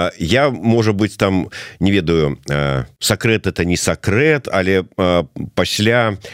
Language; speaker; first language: Belarusian; non-native, local second language; Russian